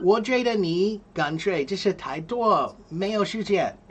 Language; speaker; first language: Chinese; non-native, learner; English